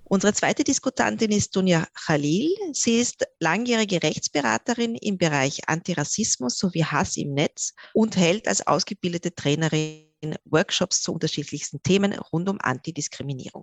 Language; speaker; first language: German; native; German